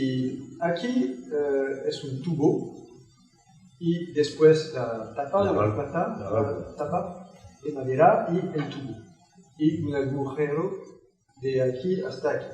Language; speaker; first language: Spanish; non-native, learner; French